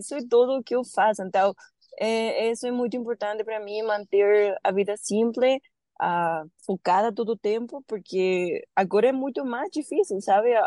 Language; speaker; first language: Portuguese; non-native, learner; Spanish